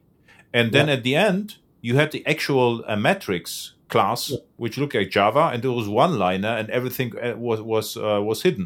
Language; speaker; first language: English; non-native, fluent; German